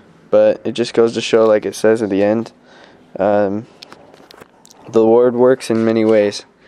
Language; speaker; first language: English; native; English